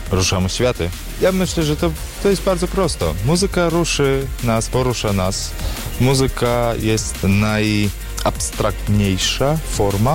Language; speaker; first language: Polish; non-native, learner; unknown